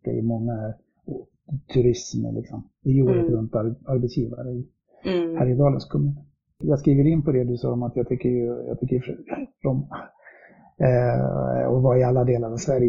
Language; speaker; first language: Swedish; native; Swedish